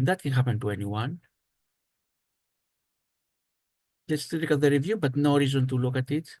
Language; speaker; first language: English; non-native, fluent; Greek